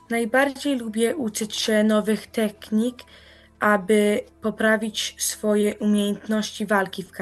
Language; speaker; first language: Polish; early bilingual, heritage; Polish